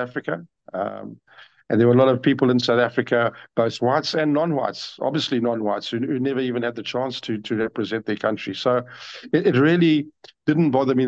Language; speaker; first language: English; native; English